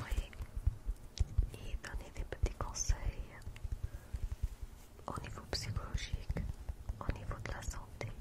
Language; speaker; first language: French; non-native, fluent; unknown